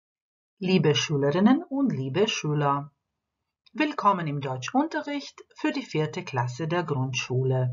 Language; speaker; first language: German; non-native, fluent; Croatian